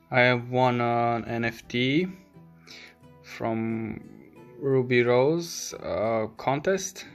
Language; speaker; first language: English; non-native, fluent; Romanian